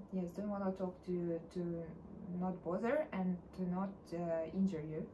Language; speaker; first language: English; non-native, learner; Russian